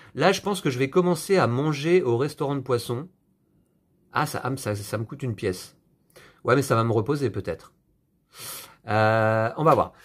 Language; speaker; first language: French; native; French